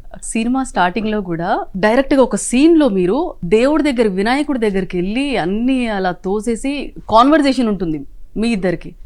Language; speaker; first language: Telugu; native; Telugu